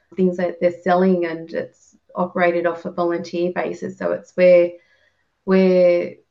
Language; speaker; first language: English; native; English